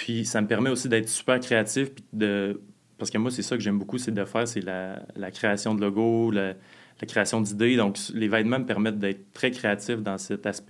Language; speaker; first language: French; native; French